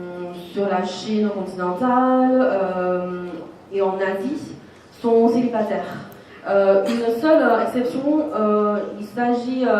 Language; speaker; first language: French; non-native, fluent; Chinese